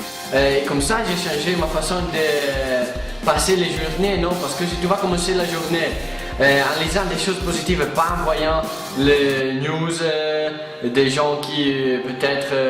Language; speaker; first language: French; non-native, fluent; Italian